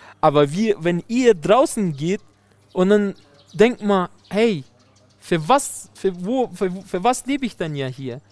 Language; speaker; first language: German; non-native, fluent; Persian